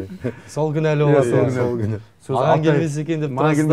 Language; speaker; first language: Kazakh; native; Kazakh